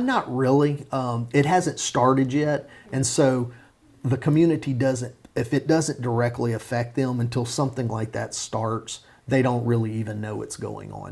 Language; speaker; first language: English; native; English